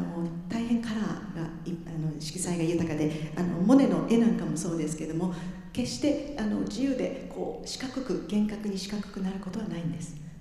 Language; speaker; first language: Japanese; native; Japanese